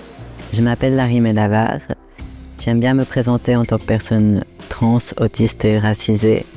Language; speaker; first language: French; non-native, fluent; Portuguese